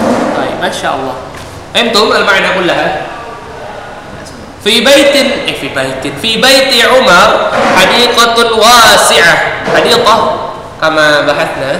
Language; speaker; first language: Arabic; non-native, fluent; Indonesian